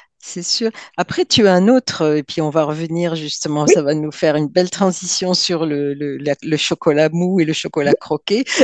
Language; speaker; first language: French; native; French